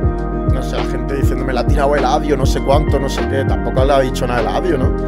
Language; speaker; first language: Spanish; native; Spanish